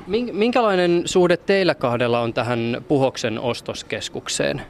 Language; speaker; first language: Finnish; native; Finnish